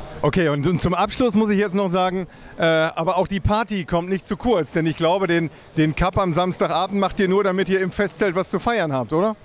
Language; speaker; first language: German; native; German